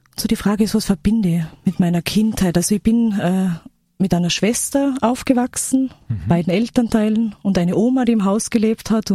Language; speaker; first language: German; native; German